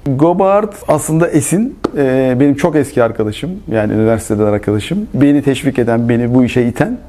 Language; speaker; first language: Turkish; native; Turkish